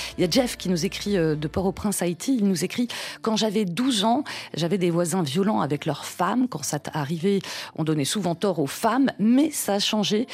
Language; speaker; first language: French; native; French